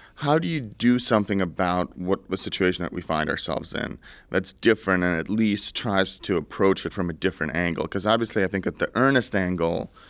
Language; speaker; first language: English; early bilingual, other home language; Russian